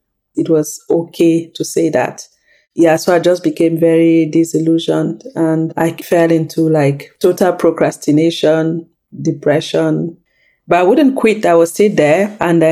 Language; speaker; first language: English; non-native, local second language; French